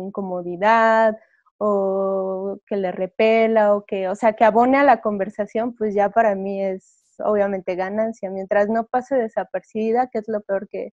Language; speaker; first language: Spanish; native; Spanish